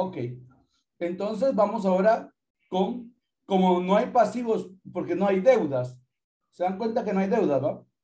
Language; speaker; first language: Spanish; native; Spanish